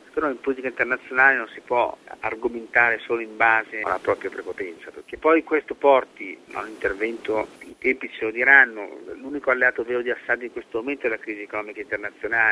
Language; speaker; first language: Italian; native; Italian